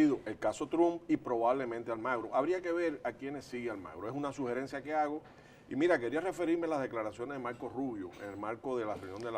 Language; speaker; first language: Spanish; native; Spanish